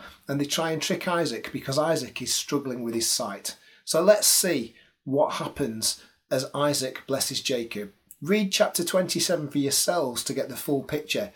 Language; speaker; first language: English; native; English